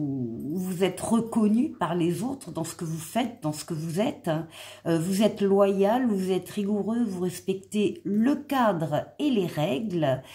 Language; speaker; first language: French; native; French